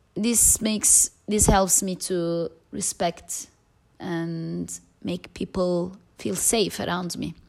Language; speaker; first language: English; non-native, fluent; Turkish